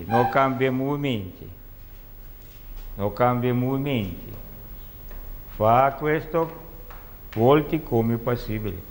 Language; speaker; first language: Italian; non-native, learner; Russian